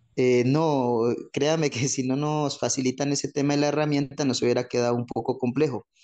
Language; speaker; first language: Spanish; non-native, local second language; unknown